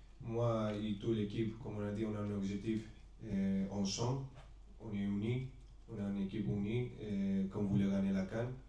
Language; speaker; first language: French; non-native, fluent; Spanish